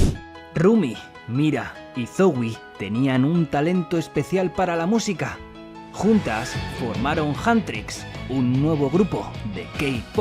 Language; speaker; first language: Spanish; native; Spanish